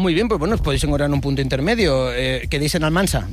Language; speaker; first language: Spanish; native; Spanish